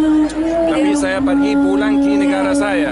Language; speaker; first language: Indonesian; non-native, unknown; Arabic